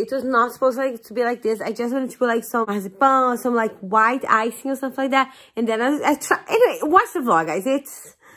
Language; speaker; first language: English; non-native, fluent; Portuguese